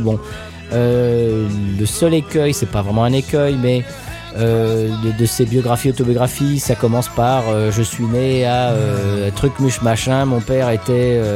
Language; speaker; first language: French; native; French